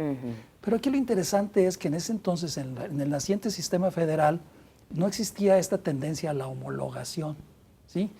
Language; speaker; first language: Spanish; native; Spanish